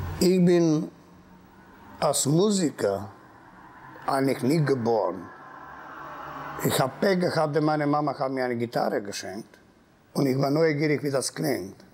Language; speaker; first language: German; non-native, learner; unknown